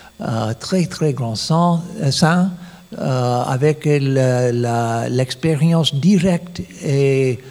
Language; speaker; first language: French; non-native, fluent; English